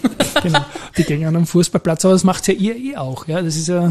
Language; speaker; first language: German; native; German